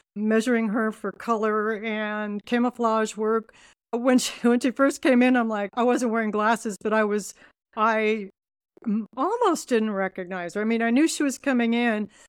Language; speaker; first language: English; native; English